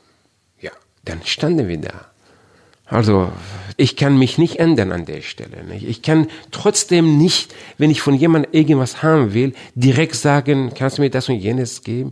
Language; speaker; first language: German; non-native, fluent; Persian